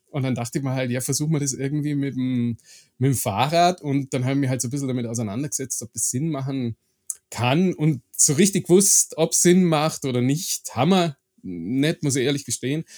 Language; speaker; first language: German; native; German